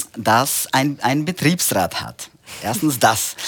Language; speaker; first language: German; non-native, fluent; Russian